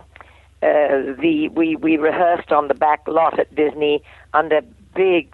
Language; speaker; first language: English; native; English